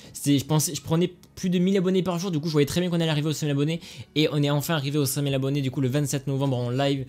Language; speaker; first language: French; native; French